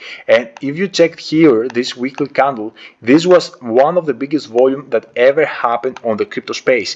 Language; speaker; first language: English; non-native, fluent; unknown